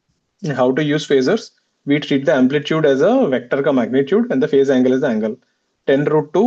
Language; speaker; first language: English; non-native, local second language; Hindi